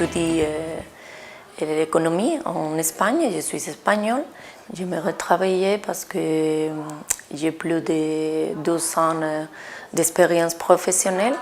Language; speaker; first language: French; non-native, fluent; Spanish